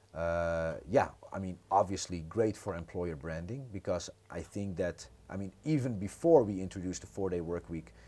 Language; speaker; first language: English; non-native, fluent; Croatian